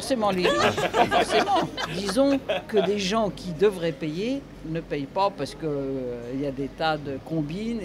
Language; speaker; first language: French; native; French